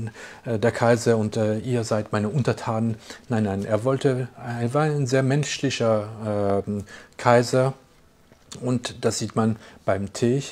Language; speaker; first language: German; non-native, fluent; French